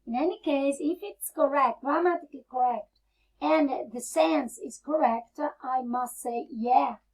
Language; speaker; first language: English; non-native, fluent; Italian